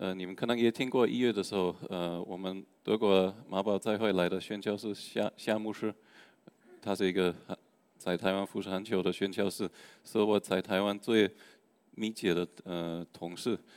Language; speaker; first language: Chinese; non-native, fluent; German